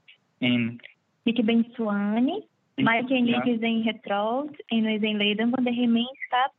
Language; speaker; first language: Dutch; non-native, fluent; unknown